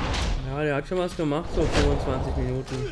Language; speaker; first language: German; native; German